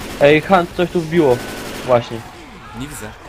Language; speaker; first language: Polish; native; Polish